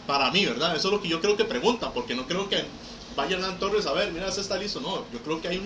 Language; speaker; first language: Spanish; native; Spanish